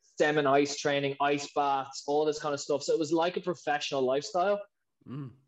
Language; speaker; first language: English; native; English